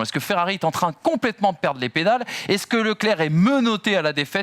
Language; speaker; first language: French; native; French